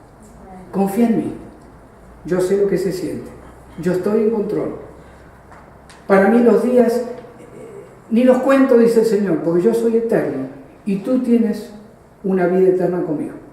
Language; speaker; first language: Spanish; native; Spanish